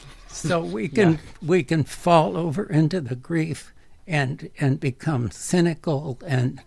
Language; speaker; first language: English; native; English